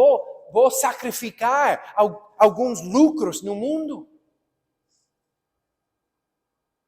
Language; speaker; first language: Portuguese; non-native, fluent; English